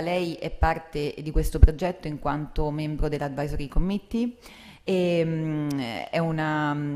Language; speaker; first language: Italian; native; Italian